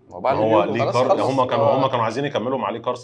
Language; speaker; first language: Arabic; native; Arabic